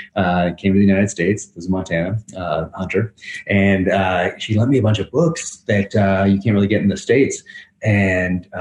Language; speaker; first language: English; native; English